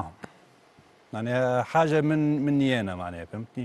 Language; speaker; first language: Arabic; native; Arabic